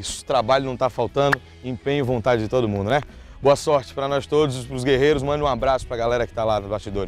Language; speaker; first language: Portuguese; native; Portuguese